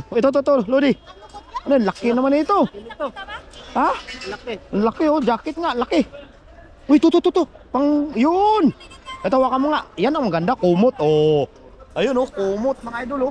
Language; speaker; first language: Filipino; native; Filipino